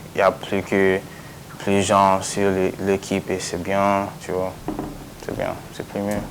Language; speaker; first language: French; non-native, local second language; English